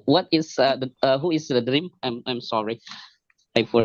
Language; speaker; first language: English; non-native, learner; Indonesian